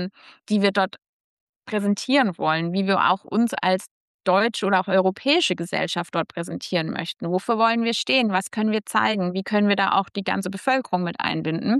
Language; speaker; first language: German; native; German